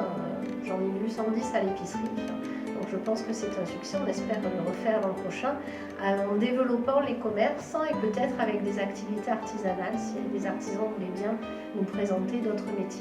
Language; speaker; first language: French; native; French